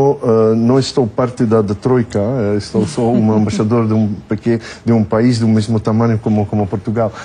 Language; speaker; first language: Portuguese; non-native, fluent; French